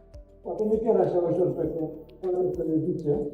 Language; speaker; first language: Romanian; native; Romanian